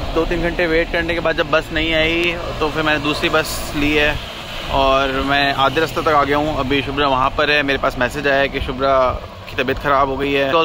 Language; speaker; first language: English; non-native, fluent; Romanian